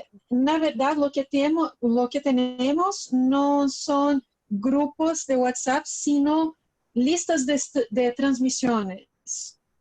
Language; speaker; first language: Spanish; non-native, fluent; Portuguese